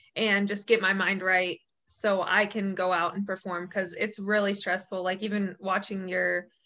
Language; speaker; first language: English; native; English